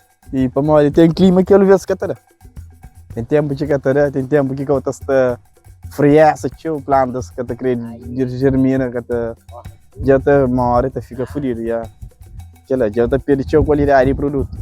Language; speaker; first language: Portuguese; non-native, local second language; Kabuverdianu